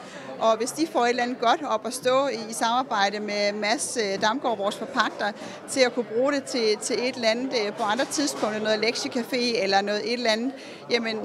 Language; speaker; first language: Danish; native; Danish